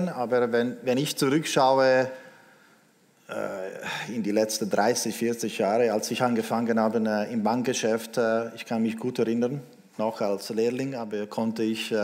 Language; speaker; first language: German; non-native, local second language; Italian